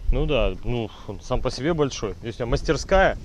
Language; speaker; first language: Russian; native; Russian